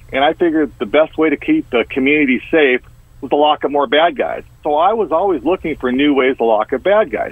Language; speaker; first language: English; native; English